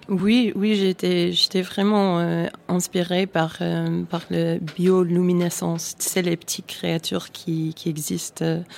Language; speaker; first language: French; non-native, fluent; English